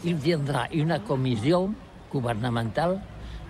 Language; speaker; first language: French; non-native, learner; Catalan